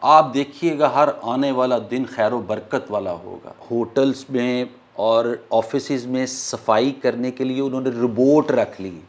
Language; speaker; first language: Urdu; non-native, local second language; Punjabi